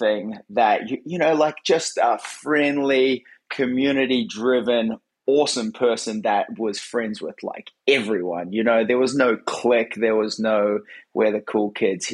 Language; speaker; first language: English; native; English